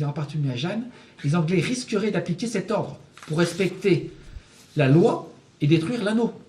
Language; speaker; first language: French; native; French